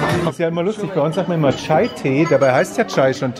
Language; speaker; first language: German; native; German